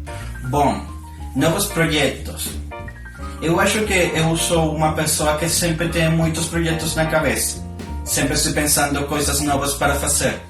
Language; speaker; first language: Portuguese; non-native, learner; Spanish